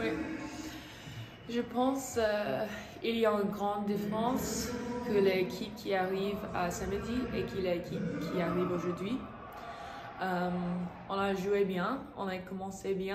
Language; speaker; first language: French; non-native, learner; English